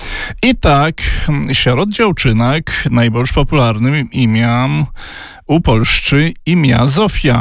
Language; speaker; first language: Polish; non-native, learner; Belarusian